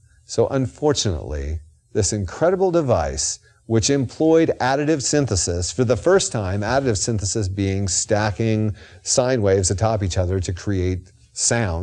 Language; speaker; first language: English; native; English